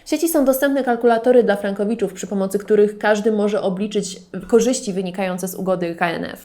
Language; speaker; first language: Polish; native; Polish